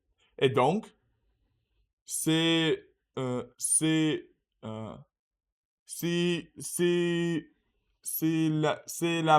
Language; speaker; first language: French; non-native, learner; Russian